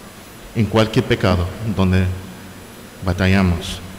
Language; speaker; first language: Spanish; non-native, fluent; English